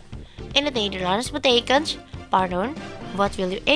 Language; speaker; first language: Dutch; non-native, fluent; Indonesian